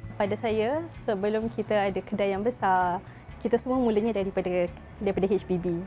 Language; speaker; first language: Malay; native; Malay